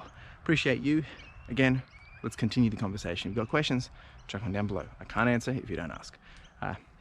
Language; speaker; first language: English; native; English